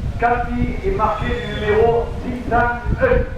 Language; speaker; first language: French; native; French